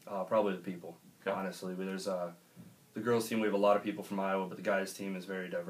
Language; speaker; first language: English; native; English